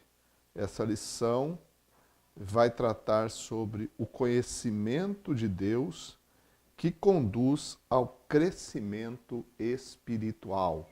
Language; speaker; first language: Portuguese; native; Portuguese